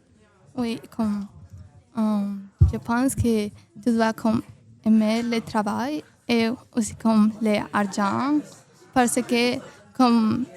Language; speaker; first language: French; non-native, learner; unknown